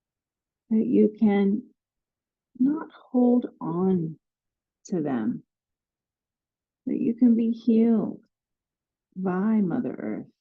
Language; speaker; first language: English; native; English